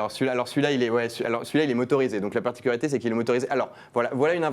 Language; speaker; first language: French; native; French